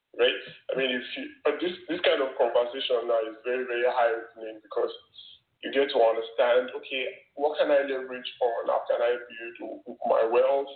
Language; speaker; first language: English; non-native, local second language; Yoruba